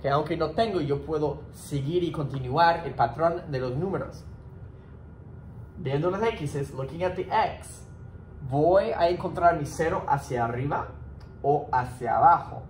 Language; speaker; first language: Spanish; non-native, fluent; English